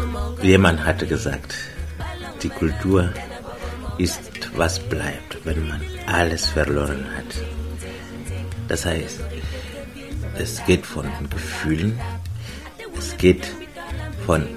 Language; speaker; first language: German; non-native, fluent; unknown